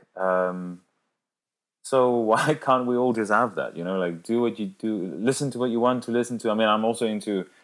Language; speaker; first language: English; non-native, local second language; Afrikaans